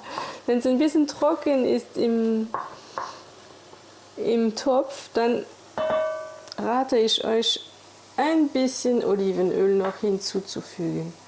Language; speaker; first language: German; non-native, fluent; French